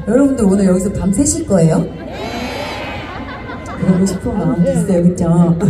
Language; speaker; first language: Korean; native; Korean